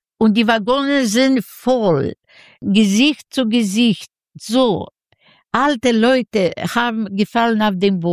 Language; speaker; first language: German; non-native, learner; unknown